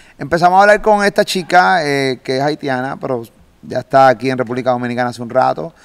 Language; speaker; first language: Spanish; native; Spanish